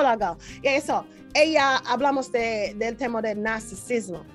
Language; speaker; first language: Spanish; non-native, learner; English